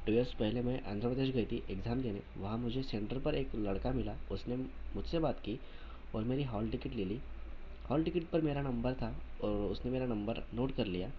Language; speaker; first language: Hindi; non-native, local second language; Marathi